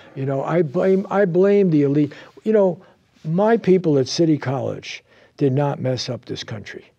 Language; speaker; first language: English; native; English